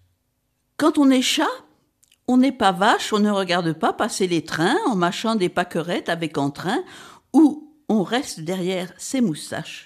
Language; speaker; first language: French; native; French